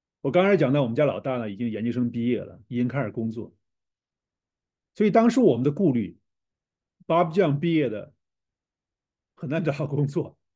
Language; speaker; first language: Chinese; native; Chinese